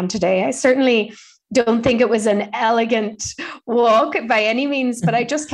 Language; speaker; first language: English; native; English